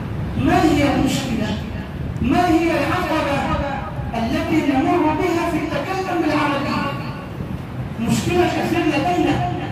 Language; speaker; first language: Arabic; non-native, fluent; Urdu